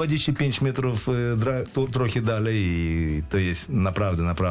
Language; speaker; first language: Polish; non-native, fluent; Russian